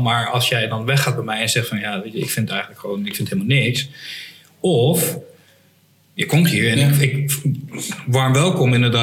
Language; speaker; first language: Dutch; native; Dutch